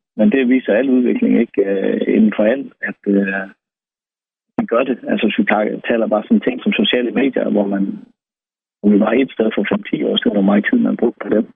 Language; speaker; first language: Danish; native; Danish